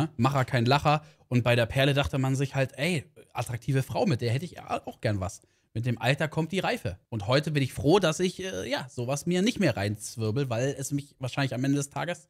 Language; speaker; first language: German; native; German